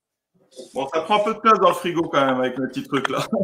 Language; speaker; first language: French; native; French